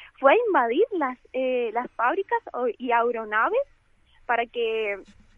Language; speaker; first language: Spanish; early bilingual, other home language; Ukrainian